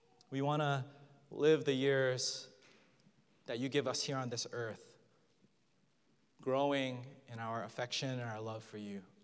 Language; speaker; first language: English; early bilingual, other home language; Korean